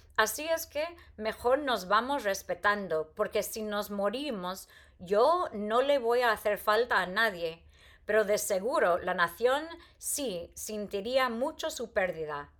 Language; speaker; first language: Spanish; non-native, fluent; English